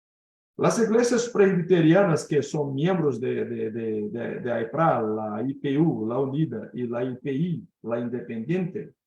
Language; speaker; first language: Spanish; non-native, fluent; Portuguese